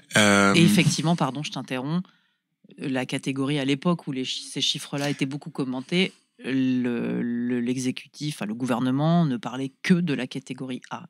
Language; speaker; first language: French; native; French